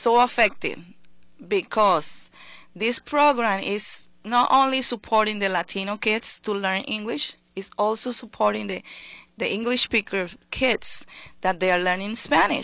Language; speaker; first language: English; non-native, fluent; Spanish